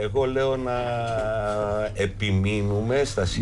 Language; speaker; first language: Greek; native; Greek